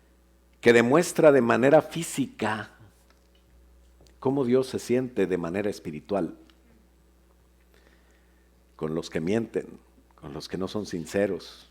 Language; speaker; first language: Spanish; native; Spanish